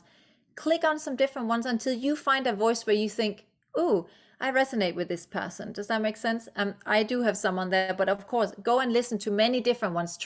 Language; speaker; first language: English; non-native, fluent; Danish